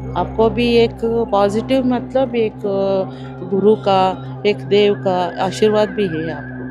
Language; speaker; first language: Hindi; non-native, local second language; Kannada